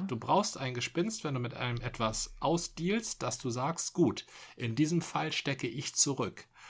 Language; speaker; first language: German; native; German